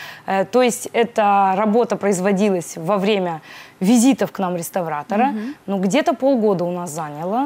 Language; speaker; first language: Russian; native; Russian